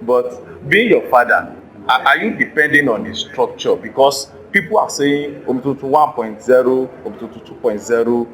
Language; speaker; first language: English; non-native, local second language; Yoruba